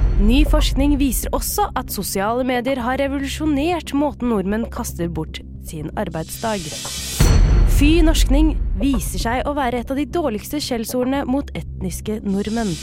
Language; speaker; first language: Norwegian; native; Norwegian